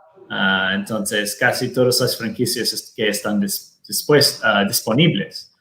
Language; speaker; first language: Spanish; non-native, fluent; Portuguese